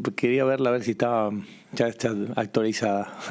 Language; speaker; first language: Spanish; native; Spanish